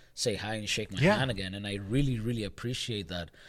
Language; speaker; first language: English; early bilingual, other home language; Spanish